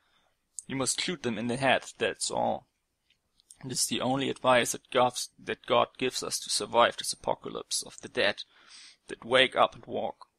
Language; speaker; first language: English; non-native, fluent; German